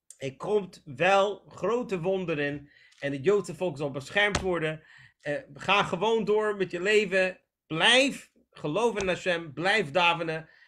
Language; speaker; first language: Dutch; non-native, fluent; English